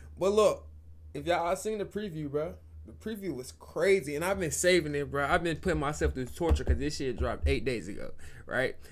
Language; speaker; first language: English; native; English